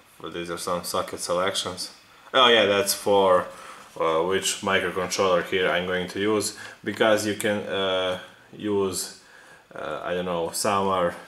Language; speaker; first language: English; non-native, fluent; Serbian